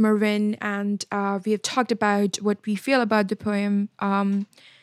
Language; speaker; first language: English; non-native, local second language; Hindi